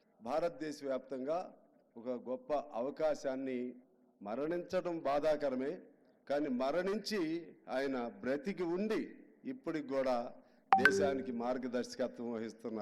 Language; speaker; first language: Telugu; native; Telugu